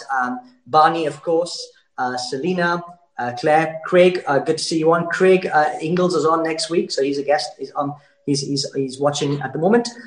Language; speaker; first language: English; native; English